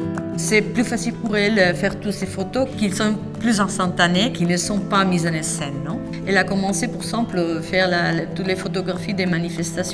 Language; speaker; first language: French; non-native, fluent; Spanish